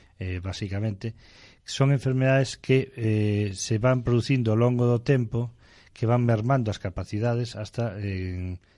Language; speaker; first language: Galician; non-native, local second language; Spanish